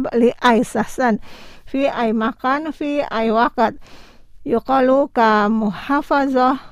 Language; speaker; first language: Arabic; non-native, fluent; Indonesian